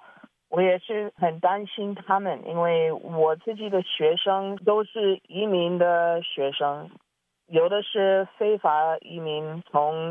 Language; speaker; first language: Chinese; early bilingual, heritage; Chinese